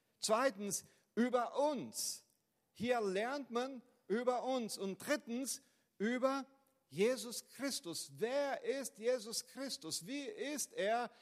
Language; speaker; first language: German; non-native, fluent; Portuguese